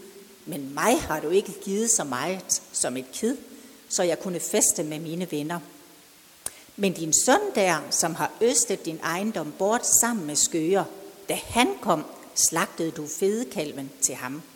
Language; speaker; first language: Danish; native; Danish